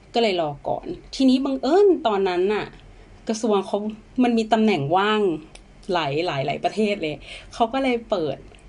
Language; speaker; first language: Thai; native; Thai